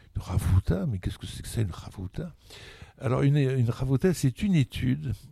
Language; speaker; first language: French; native; French